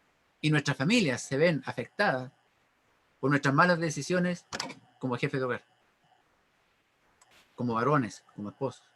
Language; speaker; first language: Spanish; native; Spanish